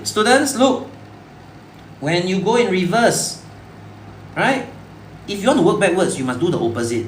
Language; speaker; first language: English; non-native, local second language; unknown